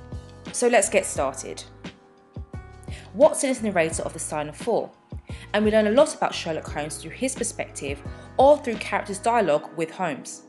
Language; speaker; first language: English; native; English